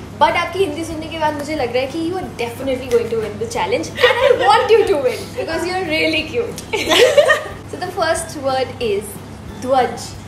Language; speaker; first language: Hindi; native; Hindi